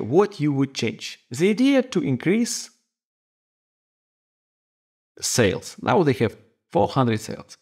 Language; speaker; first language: English; non-native, fluent; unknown